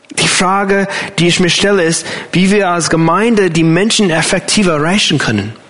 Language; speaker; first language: German; non-native, fluent; English